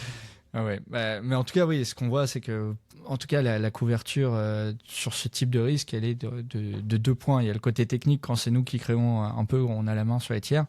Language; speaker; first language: French; native; French